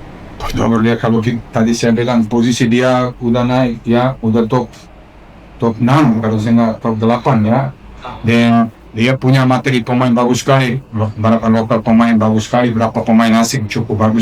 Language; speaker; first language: Indonesian; non-native, fluent; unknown